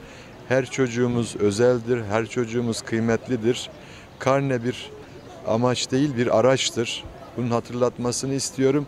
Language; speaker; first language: Turkish; native; Turkish